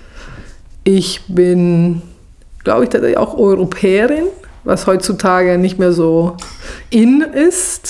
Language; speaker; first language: German; non-native, fluent; Italian